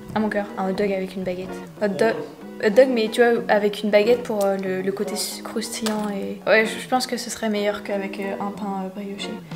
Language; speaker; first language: French; native; French